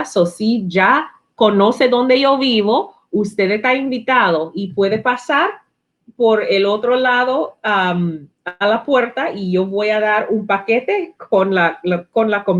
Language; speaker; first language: Spanish; non-native, learner; English